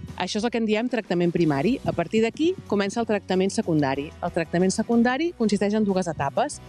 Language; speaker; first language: Catalan; native; Catalan